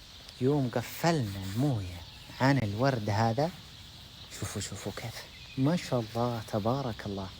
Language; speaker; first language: Arabic; native; Arabic